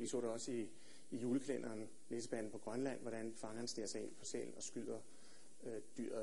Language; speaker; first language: Danish; native; Danish